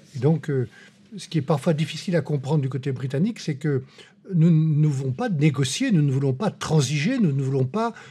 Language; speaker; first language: French; native; French